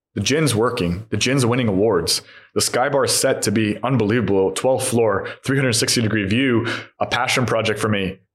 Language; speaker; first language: English; native; English